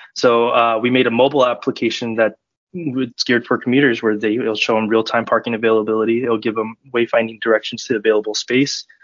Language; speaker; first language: English; native; English